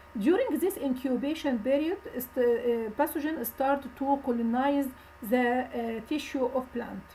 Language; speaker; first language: English; non-native, fluent; Arabic